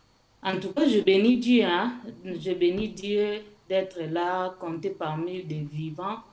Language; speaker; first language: French; non-native, local second language; Lingala